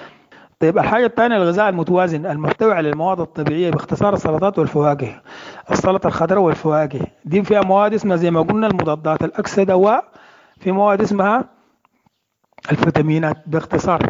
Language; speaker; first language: Arabic; native; Arabic